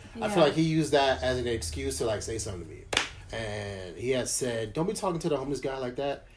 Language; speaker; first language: English; native; English